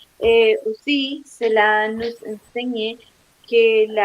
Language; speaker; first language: French; non-native, learner; Spanish